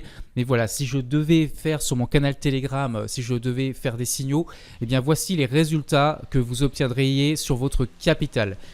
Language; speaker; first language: French; native; French